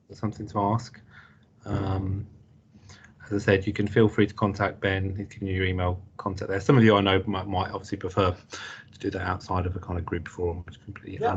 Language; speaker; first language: English; native; English